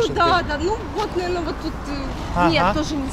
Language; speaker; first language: Russian; native; Russian